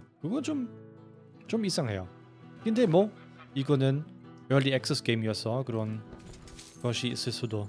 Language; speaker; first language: Korean; non-native, fluent; German